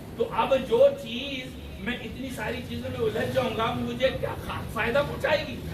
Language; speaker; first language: Urdu; native; Urdu